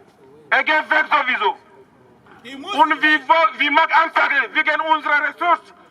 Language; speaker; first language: German; non-native, learner; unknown